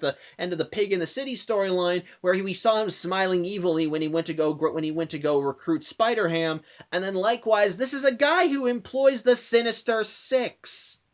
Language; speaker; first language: English; native; English